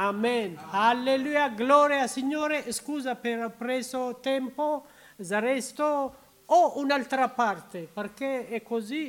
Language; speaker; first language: Italian; non-native, learner; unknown